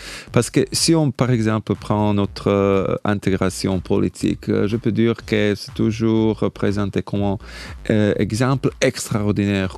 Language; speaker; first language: French; non-native, fluent; Slovak